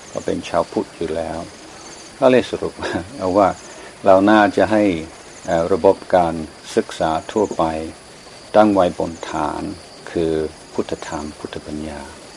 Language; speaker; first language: Thai; non-native, fluent; English